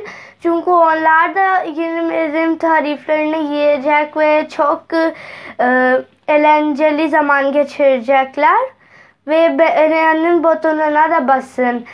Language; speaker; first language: Turkish; non-native, learner; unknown